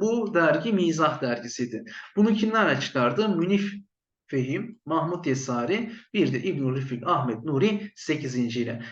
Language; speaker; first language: Turkish; native; Turkish